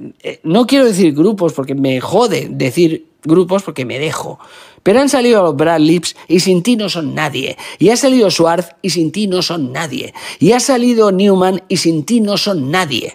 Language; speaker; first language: Spanish; native; Spanish